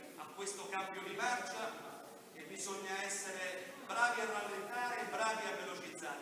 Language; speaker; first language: Italian; native; Italian